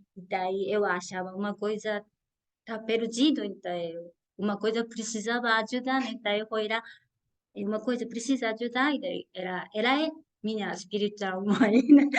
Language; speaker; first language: Portuguese; non-native, learner; Japanese